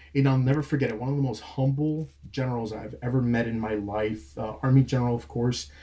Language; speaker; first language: English; non-native, fluent; Spanish